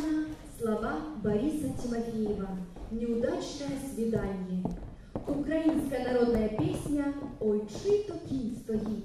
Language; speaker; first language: Russian; native; Russian